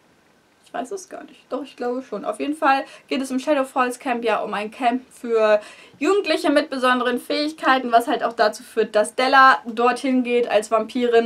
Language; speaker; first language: German; native; German